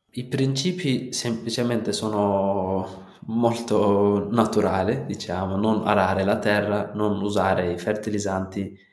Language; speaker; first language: Italian; non-native, fluent; Turkish